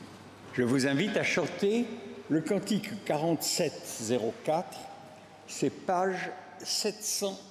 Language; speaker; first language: French; native; French